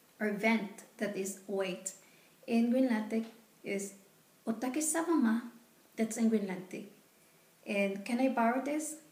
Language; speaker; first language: English; non-native, local second language; Filipino